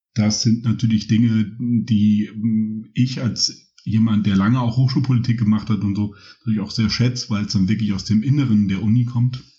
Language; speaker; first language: German; native; German